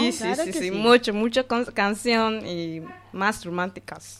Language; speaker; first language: Spanish; non-native, learner; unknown